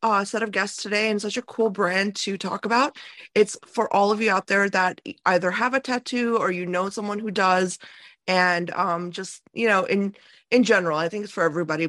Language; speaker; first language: English; native; English